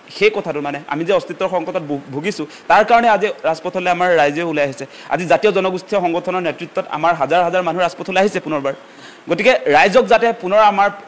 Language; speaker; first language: Assamese; native; Assamese